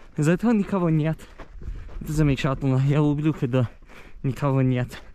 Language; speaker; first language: Russian; non-native, fluent; English